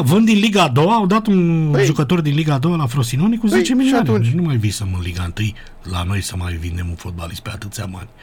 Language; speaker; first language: Romanian; native; Romanian